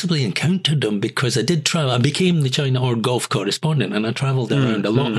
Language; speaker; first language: English; native; English